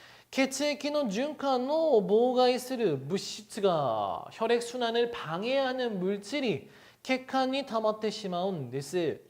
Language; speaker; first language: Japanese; non-native, fluent; Korean